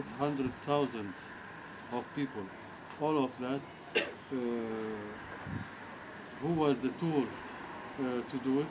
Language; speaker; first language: English; non-native, learner; Arabic